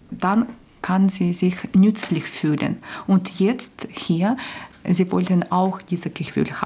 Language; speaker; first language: German; non-native, learner; Ukrainian